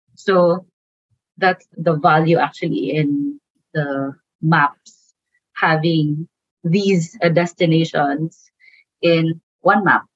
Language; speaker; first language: English; non-native, local second language; Cebuano